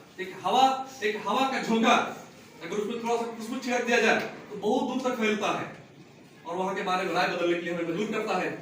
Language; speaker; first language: Hindi; native; Hindi